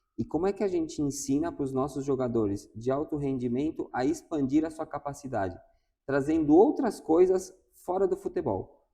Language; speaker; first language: Portuguese; non-native, fluent; Spanish